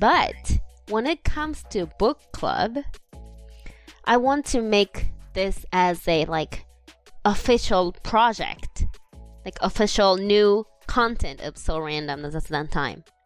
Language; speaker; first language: English; non-native, fluent; Japanese